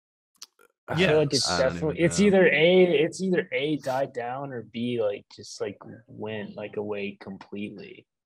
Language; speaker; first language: English; native; English